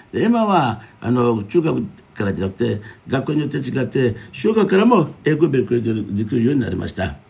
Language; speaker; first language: Japanese; non-native, fluent; Fon